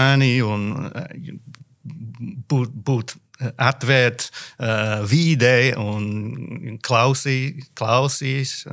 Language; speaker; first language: Latvian; non-native, learner; English